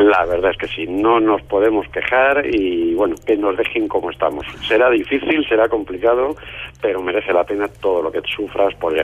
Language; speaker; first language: Spanish; native; Spanish